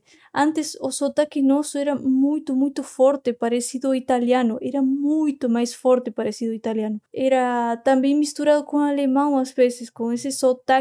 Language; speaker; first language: Portuguese; non-native, fluent; Spanish